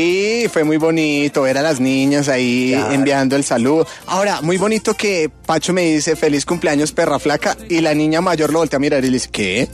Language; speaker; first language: Spanish; native; Spanish